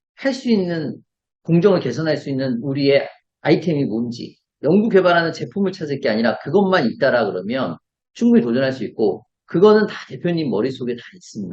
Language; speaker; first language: Korean; native; Korean